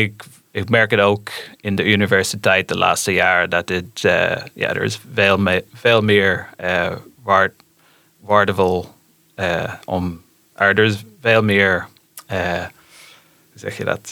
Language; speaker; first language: Dutch; non-native, fluent; English